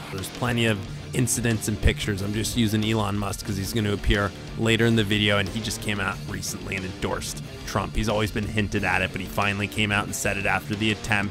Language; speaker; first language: English; native; English